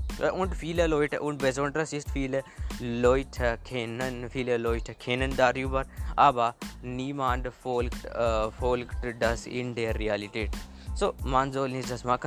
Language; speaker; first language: German; non-native, learner; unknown